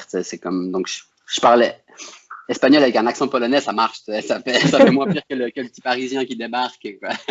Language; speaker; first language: French; native; French